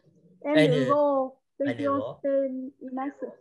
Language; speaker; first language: Japanese; non-native, learner; Vietnamese